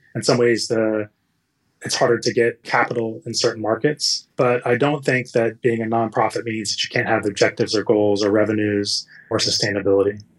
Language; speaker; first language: English; native; English